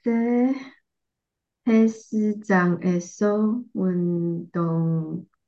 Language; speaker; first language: Korean; non-native, learner; Chinese